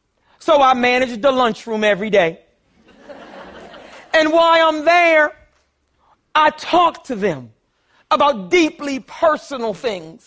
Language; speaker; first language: English; native; English